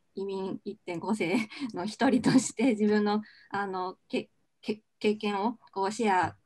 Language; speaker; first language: Japanese; native; Japanese